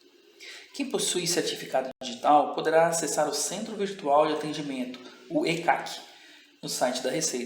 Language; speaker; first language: Portuguese; native; Portuguese